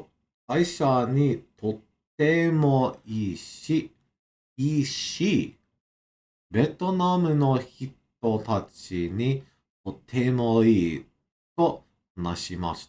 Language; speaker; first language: Japanese; non-native, learner; English